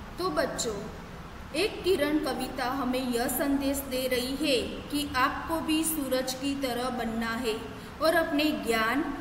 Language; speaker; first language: Hindi; non-native, local second language; Gujarati